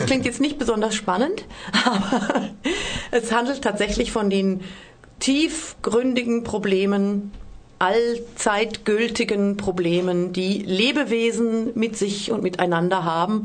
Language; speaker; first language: German; native; German